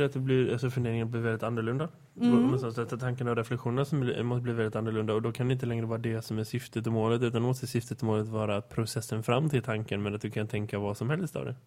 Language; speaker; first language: Swedish; native; Swedish